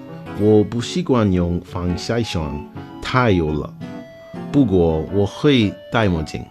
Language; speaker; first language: Chinese; non-native, learner; English